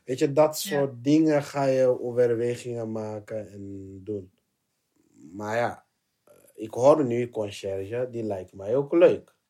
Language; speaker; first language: Dutch; non-native, learner; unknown